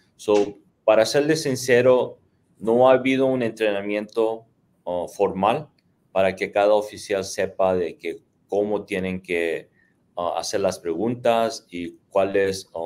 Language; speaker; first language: Spanish; native; Spanish